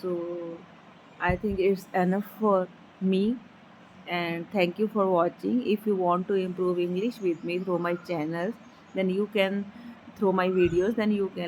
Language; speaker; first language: English; non-native, learner; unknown